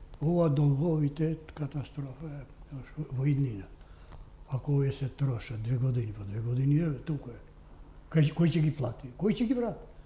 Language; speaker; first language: Macedonian; non-native, local second language; Albanian